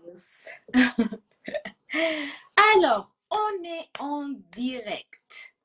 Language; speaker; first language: French; non-native, fluent; Gusii